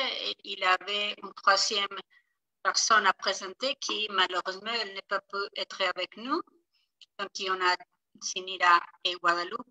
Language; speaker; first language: French; non-native, fluent; Spanish